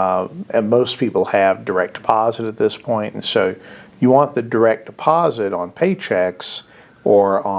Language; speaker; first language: English; native; English